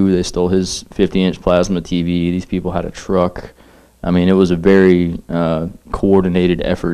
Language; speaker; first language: English; native; English